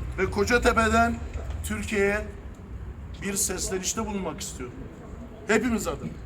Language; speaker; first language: Turkish; early bilingual, heritage; Turkish